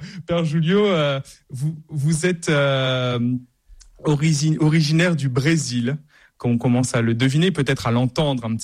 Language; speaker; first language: French; native; French